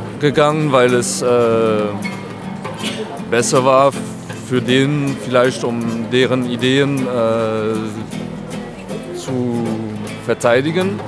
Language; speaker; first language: German; non-native, fluent; French